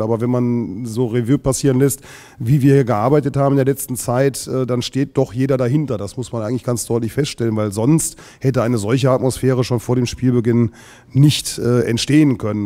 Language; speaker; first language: German; native; German